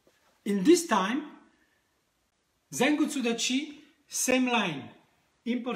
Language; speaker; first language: English; non-native, learner; French